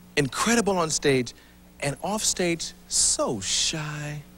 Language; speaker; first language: English; native; English